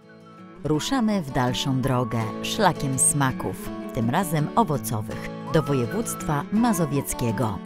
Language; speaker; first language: Polish; native; Polish